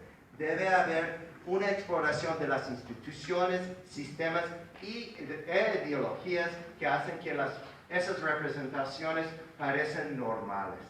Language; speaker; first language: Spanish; non-native, fluent; English